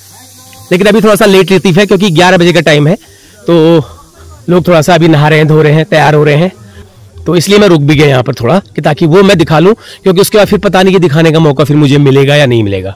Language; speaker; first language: Hindi; native; Hindi